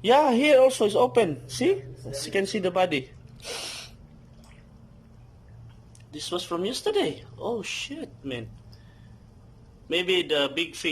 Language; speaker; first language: English; non-native, local second language; Filipino